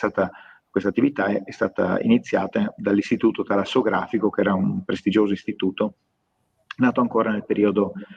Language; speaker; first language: Italian; native; Italian